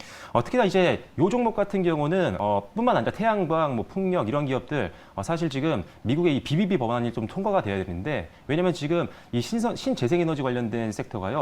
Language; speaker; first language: Korean; native; Korean